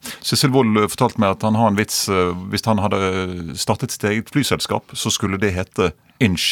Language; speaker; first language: Norwegian; native; Norwegian